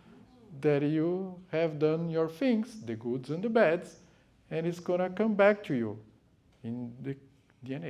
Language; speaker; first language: English; non-native, fluent; Portuguese